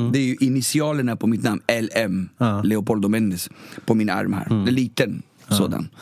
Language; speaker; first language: Swedish; early bilingual, other home language; Spanish